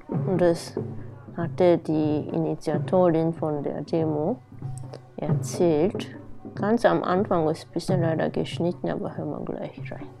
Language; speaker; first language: German; non-native, fluent; Japanese